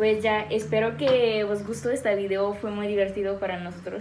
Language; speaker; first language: Spanish; non-native, fluent; French